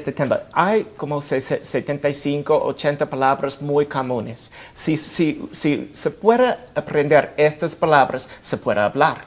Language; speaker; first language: Spanish; non-native, fluent; English